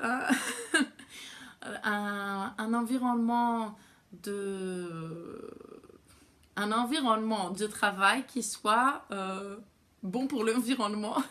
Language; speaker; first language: French; non-native, fluent; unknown